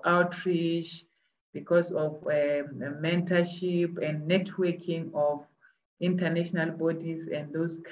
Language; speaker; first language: English; non-native, local second language; Tswana